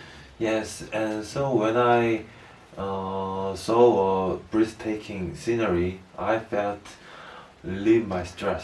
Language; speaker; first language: English; non-native, learner; Korean